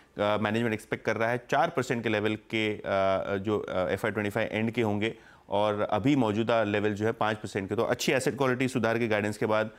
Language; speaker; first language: Hindi; native; Hindi